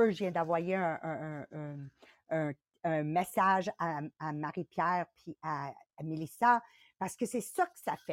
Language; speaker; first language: French; native; French